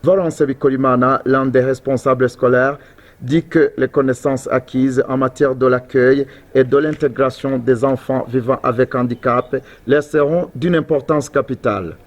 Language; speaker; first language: French; non-native, local second language; Rundi